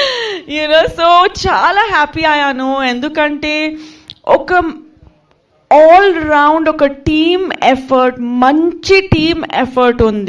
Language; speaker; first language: Telugu; non-native, local second language; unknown